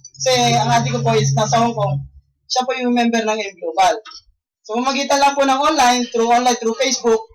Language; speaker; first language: Filipino; non-native, local second language; Iloko